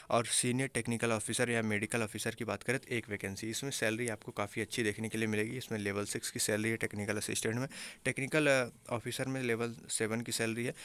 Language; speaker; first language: Hindi; native; Hindi